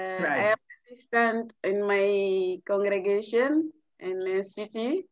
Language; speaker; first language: English; non-native, learner; French